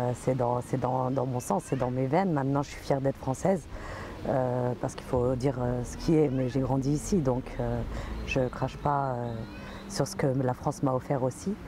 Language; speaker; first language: French; native; French